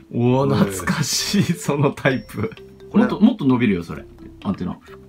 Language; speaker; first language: Japanese; native; Japanese